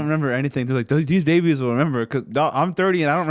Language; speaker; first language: English; native; English